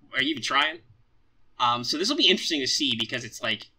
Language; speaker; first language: English; native; English